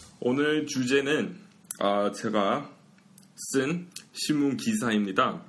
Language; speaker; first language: Korean; non-native, fluent; English